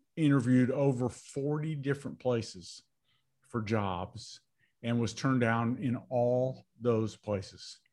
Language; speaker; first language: English; native; English